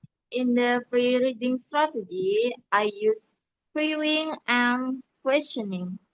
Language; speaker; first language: English; non-native, learner; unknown